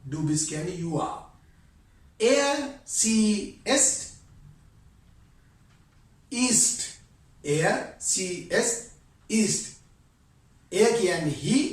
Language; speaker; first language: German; non-native, fluent; Sinhala